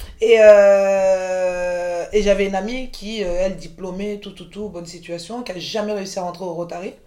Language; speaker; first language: French; early bilingual, other home language; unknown